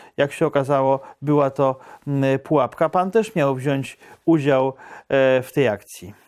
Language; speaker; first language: Polish; native; Polish